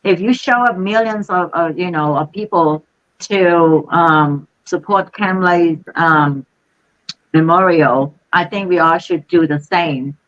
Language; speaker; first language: English; non-native, fluent; Khmer